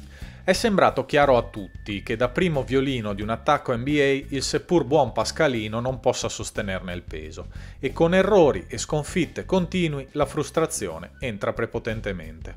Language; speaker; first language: Italian; native; Italian